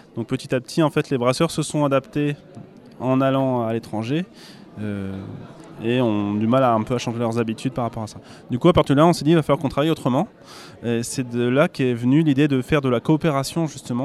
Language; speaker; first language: French; native; French